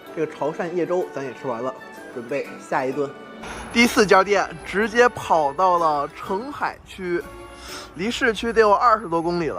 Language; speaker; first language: Chinese; native; Chinese